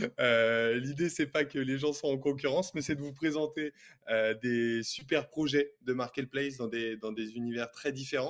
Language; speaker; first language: French; native; French